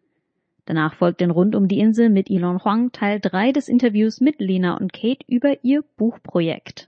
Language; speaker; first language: German; native; German